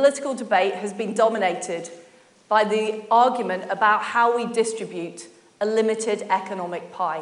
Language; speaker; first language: English; native; English